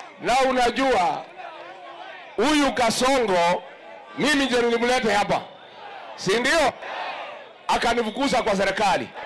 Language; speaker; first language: Swahili; non-native, local second language; Kikuyu